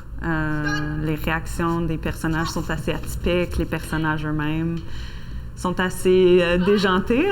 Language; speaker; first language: French; native; French